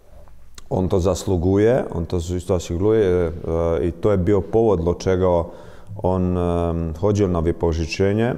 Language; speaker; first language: Polish; non-native, learner; Croatian